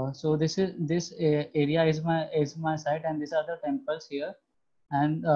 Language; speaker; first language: English; non-native, local second language; Hindi